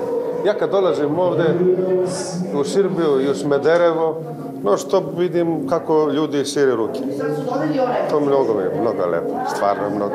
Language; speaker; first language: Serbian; non-native, fluent; Greek